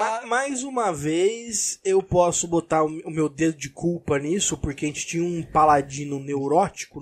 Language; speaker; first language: Portuguese; native; Portuguese